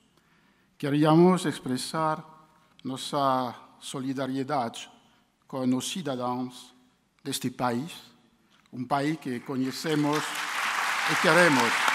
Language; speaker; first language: Portuguese; non-native, fluent; French